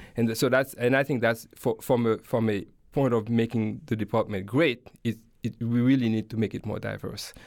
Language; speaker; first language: English; non-native, fluent; Haitian Creole